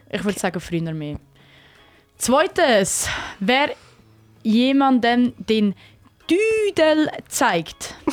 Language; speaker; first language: German; native; German